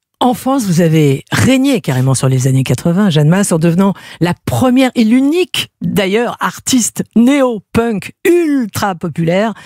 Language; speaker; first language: French; native; French